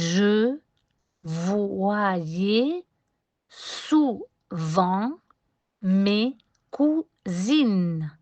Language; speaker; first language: French; non-native, fluent; Spanish